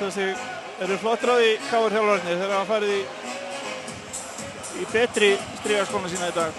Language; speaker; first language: Icelandic; native; Icelandic